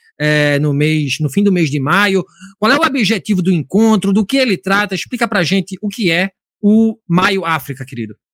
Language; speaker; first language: Portuguese; native; Portuguese